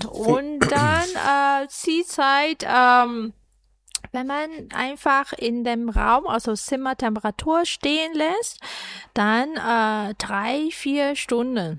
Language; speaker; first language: German; non-native, fluent; Chinese